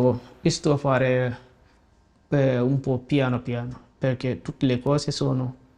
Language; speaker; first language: Italian; non-native, learner; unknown